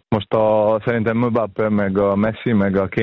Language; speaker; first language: Hungarian; non-native, fluent; Serbian